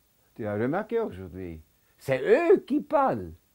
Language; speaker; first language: French; non-native, local second language; German